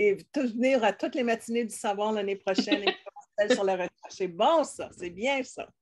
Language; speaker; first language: French; native; French